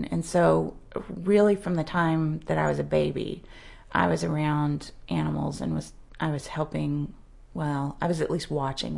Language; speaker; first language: English; native; English